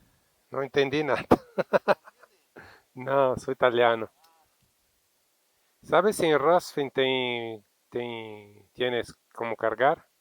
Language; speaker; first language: Spanish; non-native, learner; Italian